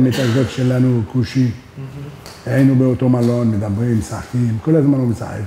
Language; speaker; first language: Hebrew; non-native, learner; French